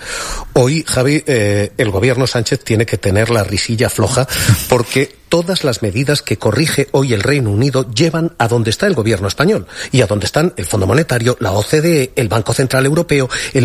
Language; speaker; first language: Spanish; native; Spanish